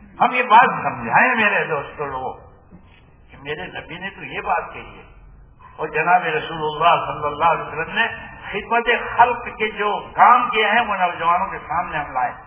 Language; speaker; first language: Urdu; non-native, local second language; Gujarati